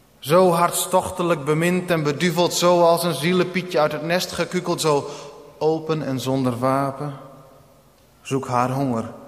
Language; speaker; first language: Dutch; non-native, local second language; Western Frisian